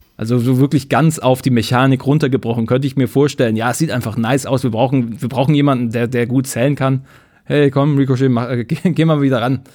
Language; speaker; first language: German; native; German